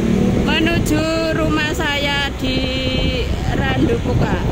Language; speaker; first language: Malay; non-native, local second language; Javanese